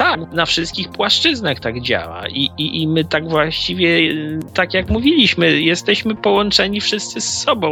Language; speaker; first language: Polish; native; Polish